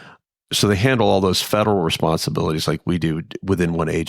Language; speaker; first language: English; native; English